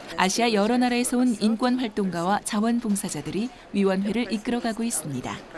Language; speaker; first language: Korean; native; Korean